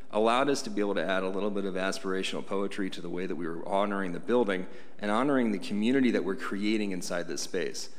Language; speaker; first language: English; native; English